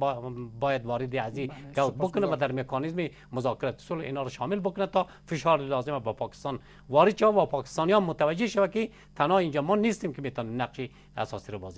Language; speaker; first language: Persian; native; Persian